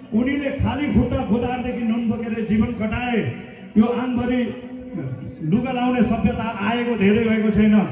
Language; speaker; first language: Nepali; non-native, local second language; Eastern Tamang